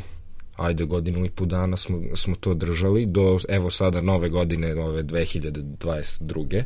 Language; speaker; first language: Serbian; early bilingual, heritage; Serbian